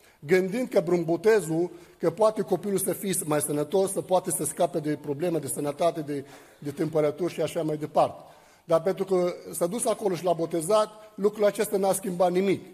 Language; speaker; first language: Romanian; non-native, fluent; Arabic